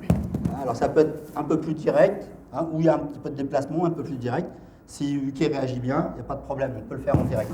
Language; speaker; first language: French; native; French